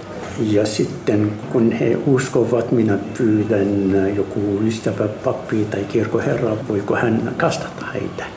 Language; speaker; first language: Finnish; non-native, fluent; Arabic